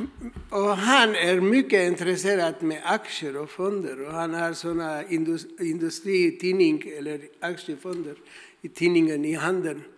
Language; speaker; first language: Swedish; non-native, learner; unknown